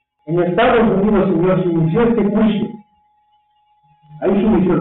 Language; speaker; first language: Spanish; native; Spanish